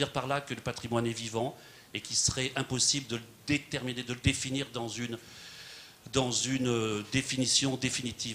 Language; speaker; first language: French; native; French